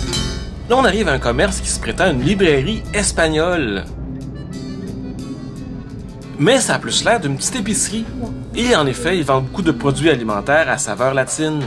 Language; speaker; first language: French; native; French